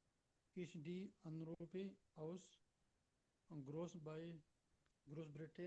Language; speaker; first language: German; non-native, learner; Urdu